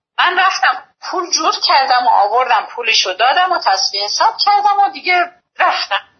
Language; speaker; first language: Persian; native; Persian